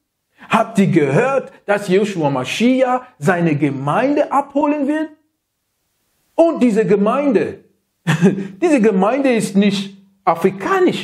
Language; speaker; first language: German; non-native, fluent; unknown